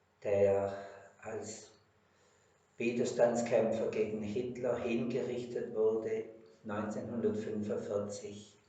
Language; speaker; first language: German; native; German